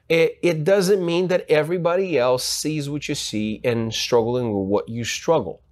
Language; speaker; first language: English; non-native, fluent; Ukrainian